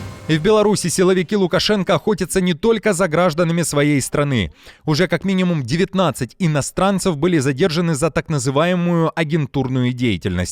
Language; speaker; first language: Russian; native; Russian